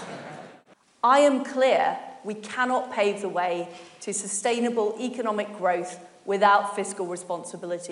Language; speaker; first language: English; native; English